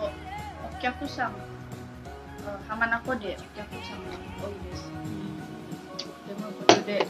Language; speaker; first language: Japanese; non-native, learner; Indonesian